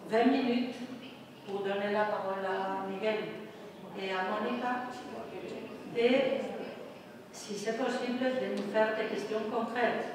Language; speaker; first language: French; non-native, fluent; Spanish